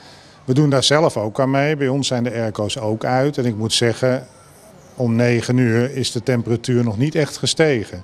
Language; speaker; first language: Dutch; native; Dutch